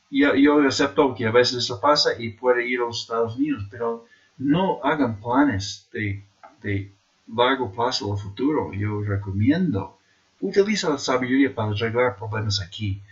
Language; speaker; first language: Spanish; non-native, fluent; English